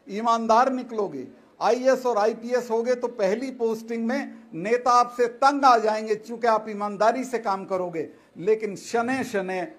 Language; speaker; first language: Hindi; native; Hindi